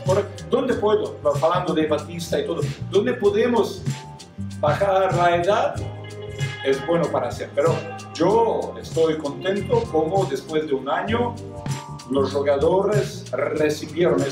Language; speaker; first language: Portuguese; non-native, learner; Croatian